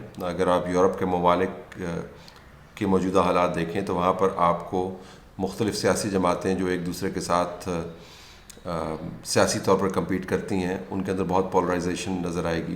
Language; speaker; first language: Urdu; native; Urdu